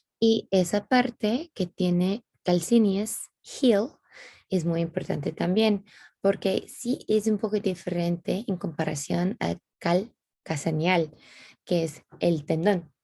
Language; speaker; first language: Spanish; non-native, fluent; English